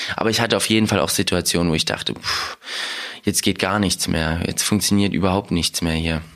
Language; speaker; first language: German; early bilingual, other home language; Russian